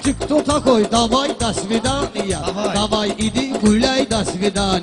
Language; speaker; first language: Russian; non-native, learner; Talysh